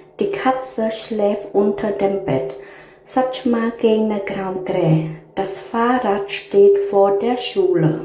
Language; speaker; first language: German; non-native, fluent; Khmer